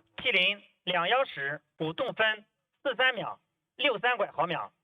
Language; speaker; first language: Chinese; native; Chinese